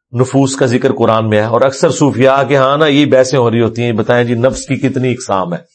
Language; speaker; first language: Urdu; non-native, local second language; Punjabi